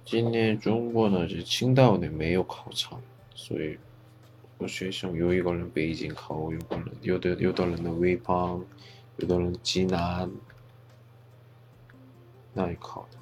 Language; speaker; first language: Chinese; non-native, fluent; Korean